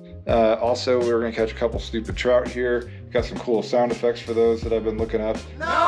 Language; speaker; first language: English; native; English